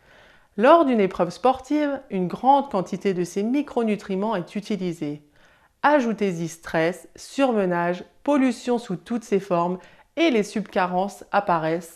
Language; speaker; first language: French; native; French